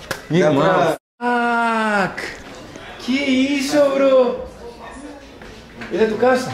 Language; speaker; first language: Portuguese; non-native, learner; Greek